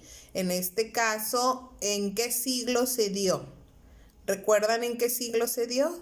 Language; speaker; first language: Spanish; native; Spanish